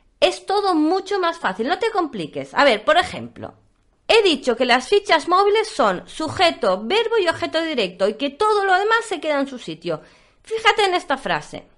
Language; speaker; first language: Spanish; native; Spanish